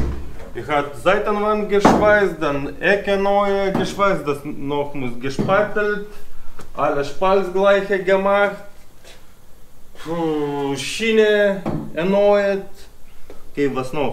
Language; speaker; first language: German; non-native, learner; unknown